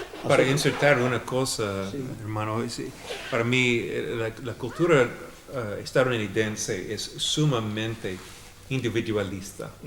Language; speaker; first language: Spanish; non-native, fluent; English